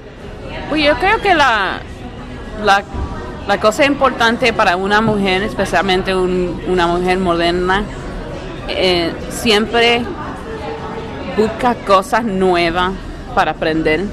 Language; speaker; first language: Spanish; early bilingual, heritage; English